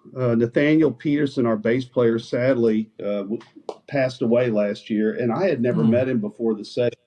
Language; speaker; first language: English; native; English